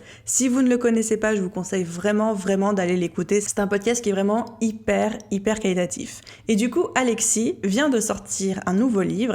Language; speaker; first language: French; native; French